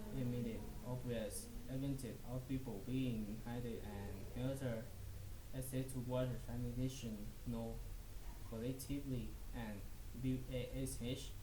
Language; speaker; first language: English; non-native, learner; Thai